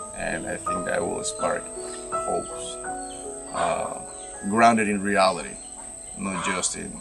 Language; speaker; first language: English; non-native, fluent; Spanish